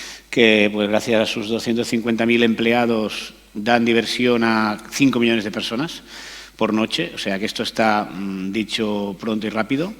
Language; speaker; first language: Spanish; native; Spanish